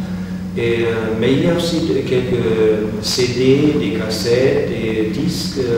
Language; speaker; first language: French; non-native, fluent; German